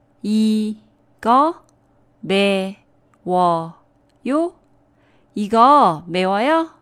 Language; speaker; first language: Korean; non-native, fluent; Chinese